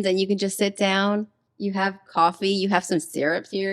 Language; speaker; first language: English; native; English